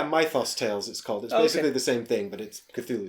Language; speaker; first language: English; native; English